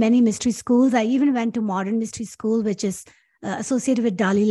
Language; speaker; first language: English; non-native, local second language; Urdu